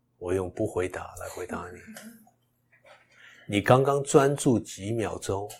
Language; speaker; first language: Chinese; early bilingual, heritage; Chinese